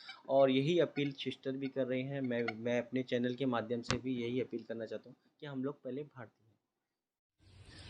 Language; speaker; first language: Hindi; native; Hindi